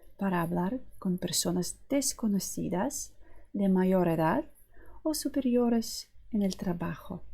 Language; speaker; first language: Spanish; non-native, fluent; Ukrainian